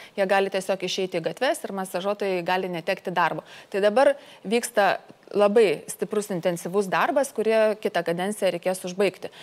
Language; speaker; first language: Lithuanian; native; Lithuanian